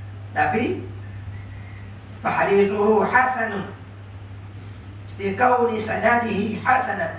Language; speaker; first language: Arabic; non-native, fluent; Malay